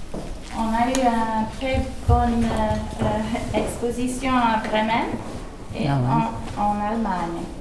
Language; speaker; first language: French; early bilingual, heritage; English